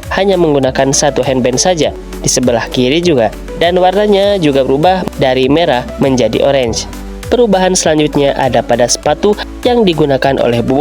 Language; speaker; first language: Indonesian; native; Indonesian